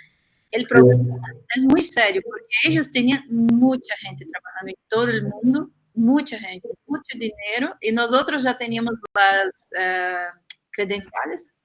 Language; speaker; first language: Spanish; non-native, fluent; Portuguese